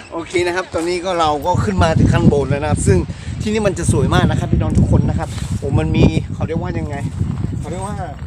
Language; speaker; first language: Thai; non-native, local second language; Akha